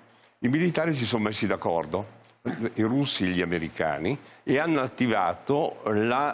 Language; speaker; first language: Italian; native; Italian